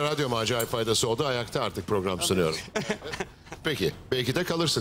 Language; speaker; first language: Turkish; native; Turkish